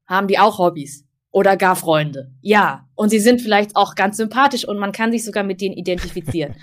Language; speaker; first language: German; early bilingual, other home language; Vietnamese